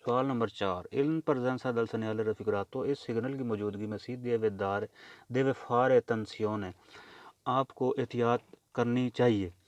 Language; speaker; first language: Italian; non-native, learner; Urdu